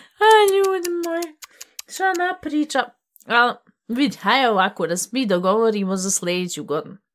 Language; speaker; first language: Bosnian; early bilingual, heritage; Bosnian